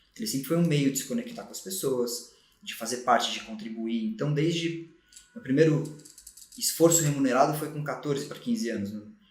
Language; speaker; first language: Portuguese; native; Portuguese